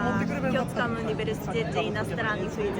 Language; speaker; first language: Russian; non-native, learner; Japanese